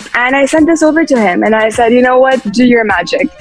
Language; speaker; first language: English; early bilingual, heritage; English